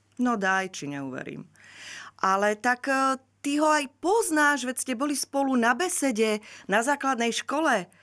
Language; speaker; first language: Slovak; native; Slovak